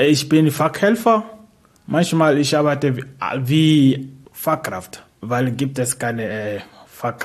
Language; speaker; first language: German; non-native, learner; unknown